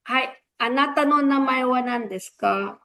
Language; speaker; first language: Japanese; non-native, fluent; Filipino